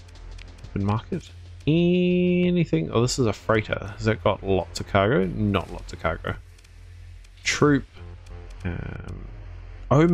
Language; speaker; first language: English; native; English